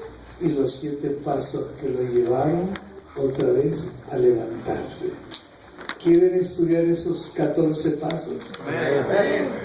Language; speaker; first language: Spanish; native; Spanish